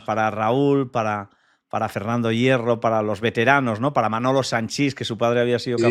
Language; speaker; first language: Spanish; native; Spanish